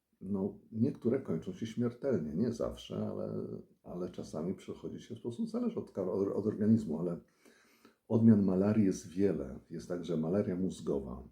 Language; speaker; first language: Polish; native; Polish